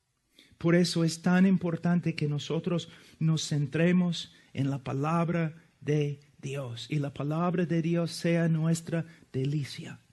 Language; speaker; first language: Spanish; non-native, fluent; English